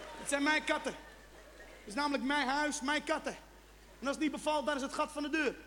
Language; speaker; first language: Dutch; non-native, fluent; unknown